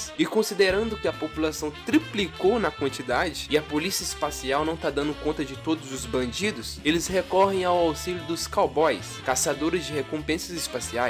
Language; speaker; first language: Portuguese; native; Portuguese